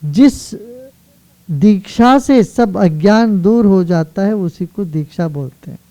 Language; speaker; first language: Hindi; non-native, local second language; Kannada